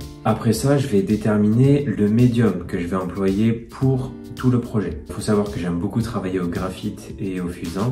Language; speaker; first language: French; native; French